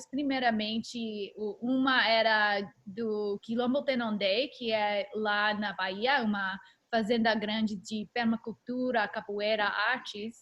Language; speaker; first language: Portuguese; non-native, learner; English